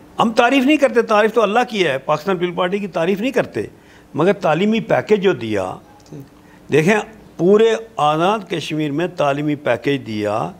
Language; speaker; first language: Urdu; non-native, local second language; Pahari-Potwari